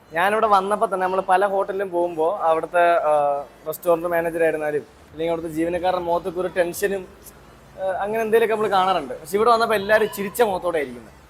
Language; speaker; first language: Malayalam; native; Malayalam